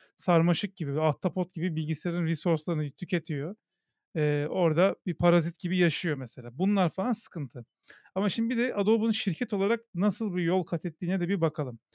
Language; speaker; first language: Turkish; native; Turkish